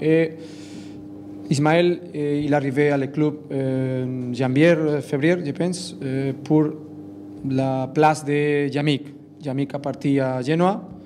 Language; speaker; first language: French; non-native, learner; Spanish